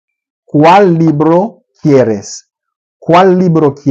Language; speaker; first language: Spanish; non-native, learner; Haitian Creole